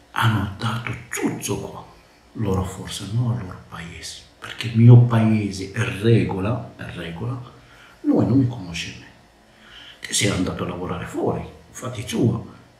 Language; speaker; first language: Italian; non-native, learner; Arabic